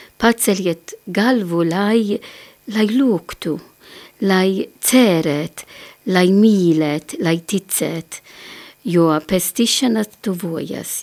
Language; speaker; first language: Latvian; non-native, learner; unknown